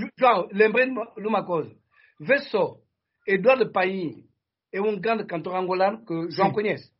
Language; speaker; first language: Portuguese; non-native, fluent; Kongo